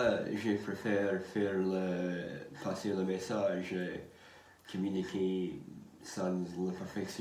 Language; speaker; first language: French; non-native, learner; English